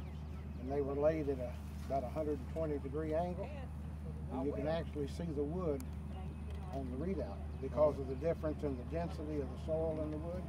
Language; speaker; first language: English; native; English